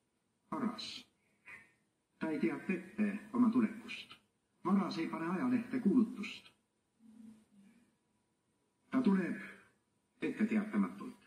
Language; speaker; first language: Estonian; native; Estonian